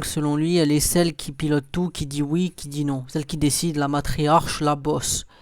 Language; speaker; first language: French; native; French